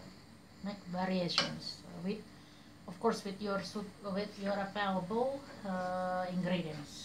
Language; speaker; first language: English; non-native, learner; Indonesian